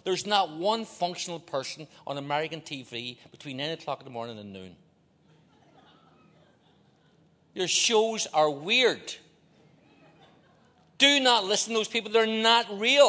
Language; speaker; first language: English; native; English